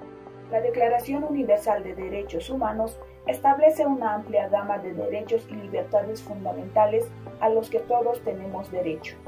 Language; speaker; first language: Spanish; native; Spanish